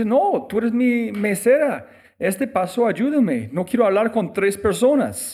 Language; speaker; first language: Spanish; non-native, fluent; English